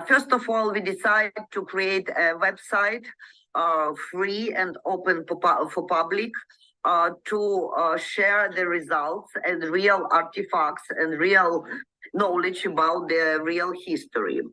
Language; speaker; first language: English; non-native, learner; Ukrainian